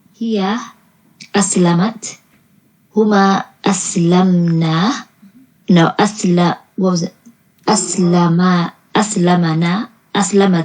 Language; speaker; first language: Arabic; non-native, learner; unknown